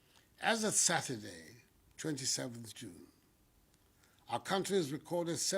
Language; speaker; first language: English; non-native, local second language; Akan